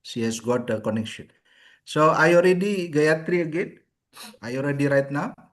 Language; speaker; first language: English; non-native, learner; Indonesian